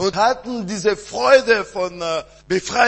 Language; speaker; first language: German; non-native, learner; French